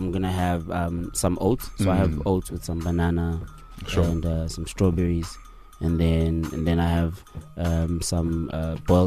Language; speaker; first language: English; non-native, local second language; Tswana